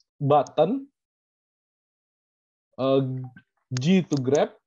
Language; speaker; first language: English; non-native, learner; Indonesian